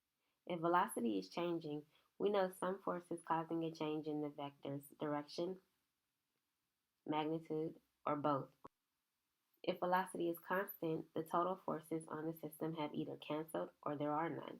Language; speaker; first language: English; native; English